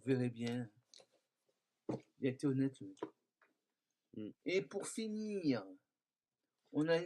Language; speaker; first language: French; native; French